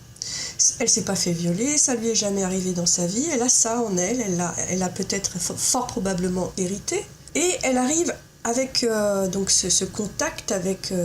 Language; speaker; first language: French; native; French